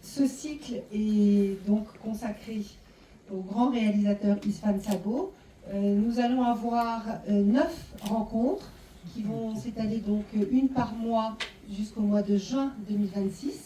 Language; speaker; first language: French; native; French